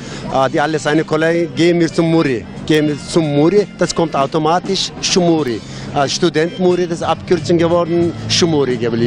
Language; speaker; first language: German; non-native, learner; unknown